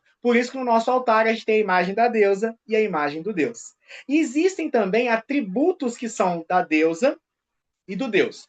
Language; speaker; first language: Portuguese; native; Portuguese